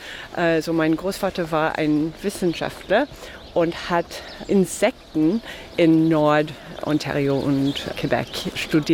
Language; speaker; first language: German; non-native, fluent; English